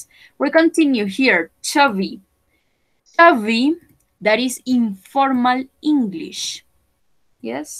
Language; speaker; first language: English; non-native, fluent; Spanish